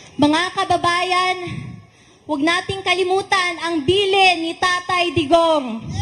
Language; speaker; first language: Filipino; non-native, local second language; Cebuano